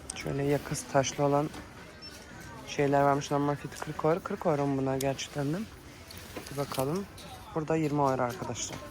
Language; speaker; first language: Turkish; early bilingual, heritage; Turkish